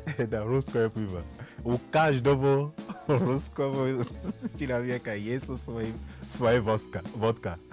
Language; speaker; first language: Russian; non-native, learner; Fon